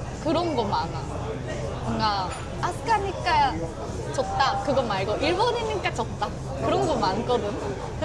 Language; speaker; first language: Korean; non-native, fluent; Japanese